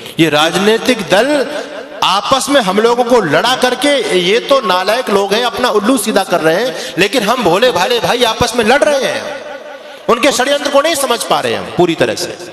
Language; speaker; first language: Hindi; native; Hindi